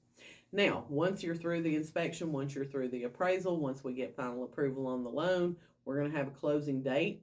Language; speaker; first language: English; native; English